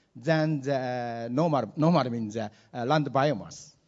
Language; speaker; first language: English; non-native, learner; Japanese